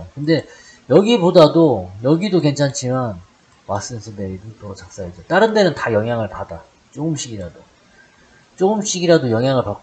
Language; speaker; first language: Korean; native; Korean